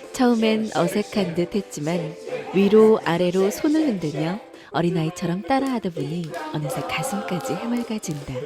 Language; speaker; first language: Korean; native; Korean